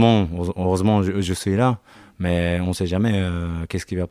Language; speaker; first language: French; non-native, learner; Japanese